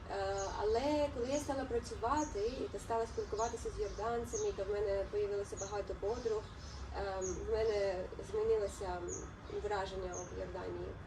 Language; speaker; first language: Ukrainian; non-native, local second language; Russian